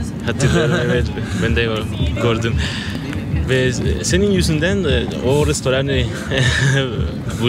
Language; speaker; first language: Turkish; non-native, fluent; Spanish